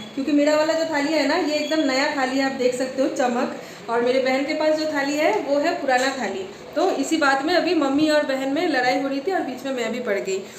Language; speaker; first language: Hindi; non-native, local second language; Bangla